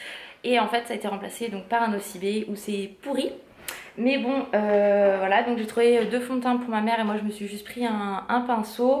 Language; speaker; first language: French; native; French